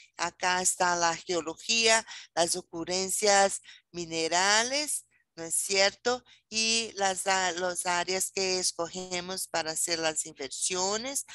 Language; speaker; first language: Spanish; non-native, fluent; Portuguese